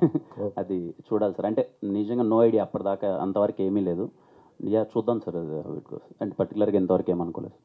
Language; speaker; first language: Telugu; native; Telugu